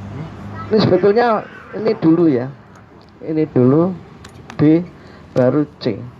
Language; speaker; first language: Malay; non-native, local second language; Javanese